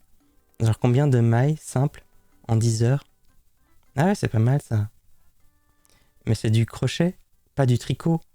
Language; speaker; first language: French; native; French